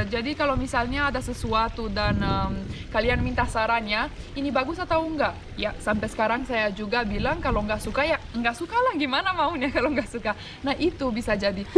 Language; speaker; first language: Indonesian; non-native, fluent; Romanian